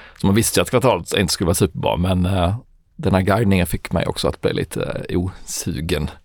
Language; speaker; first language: Swedish; native; Swedish